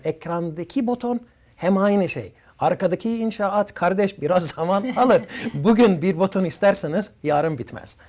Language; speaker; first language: Turkish; early bilingual, other home language; Arabic